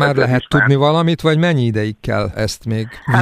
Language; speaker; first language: Hungarian; native; Hungarian